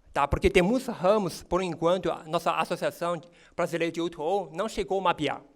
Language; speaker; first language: Portuguese; non-native, fluent; Chinese